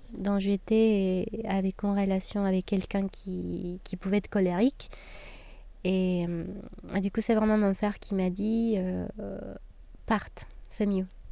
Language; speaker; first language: French; non-native, fluent; Spanish